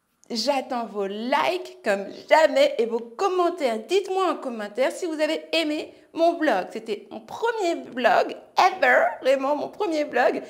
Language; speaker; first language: French; native; French